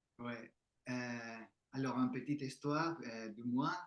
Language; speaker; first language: French; non-native, learner; Spanish